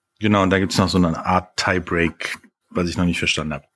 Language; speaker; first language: German; native; German